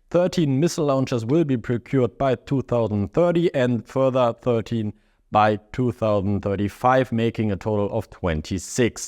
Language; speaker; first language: English; non-native, fluent; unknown